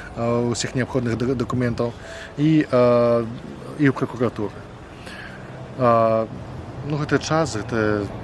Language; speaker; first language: Belarusian; non-native, local second language; Russian